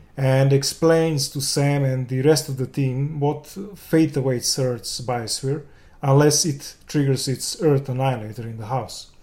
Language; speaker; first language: English; non-native, fluent; Serbian